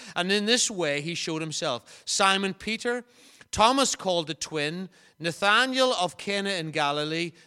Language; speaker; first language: English; native; English